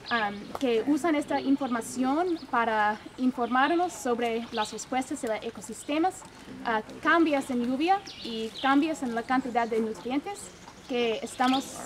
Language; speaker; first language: Spanish; non-native, fluent; English